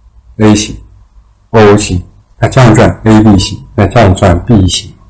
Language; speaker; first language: Chinese; native; Chinese